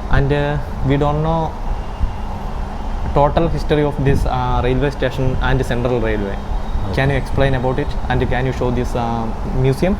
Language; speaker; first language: English; non-native, local second language; Malayalam